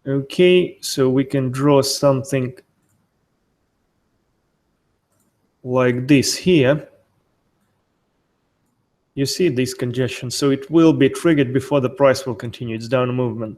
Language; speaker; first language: English; non-native, fluent; Russian